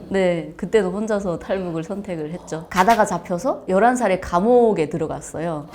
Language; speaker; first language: Korean; native; Korean